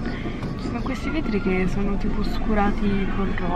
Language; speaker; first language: Italian; native; Italian